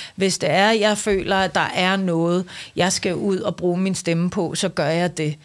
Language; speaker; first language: Danish; early bilingual, other home language; Persian